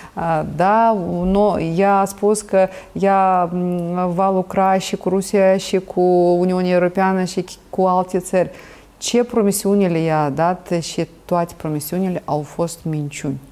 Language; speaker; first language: Romanian; non-native, local second language; Russian